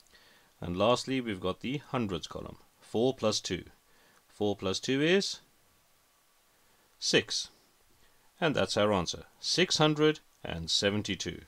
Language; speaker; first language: English; native; English